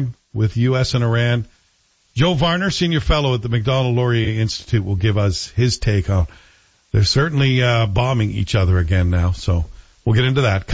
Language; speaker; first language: English; native; English